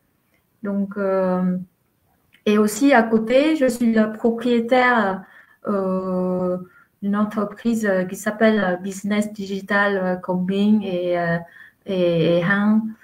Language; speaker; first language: French; non-native, fluent; Vietnamese